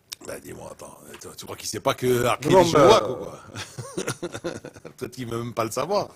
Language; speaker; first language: French; non-native, local second language; Arabic